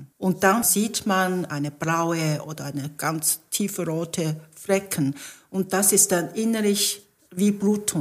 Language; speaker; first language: German; non-native, fluent; Chinese